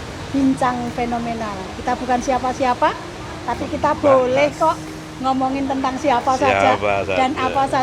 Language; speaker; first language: Indonesian; native; Indonesian